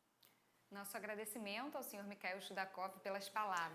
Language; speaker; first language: Portuguese; native; Portuguese